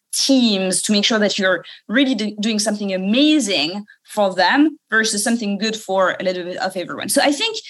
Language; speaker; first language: English; non-native, fluent; French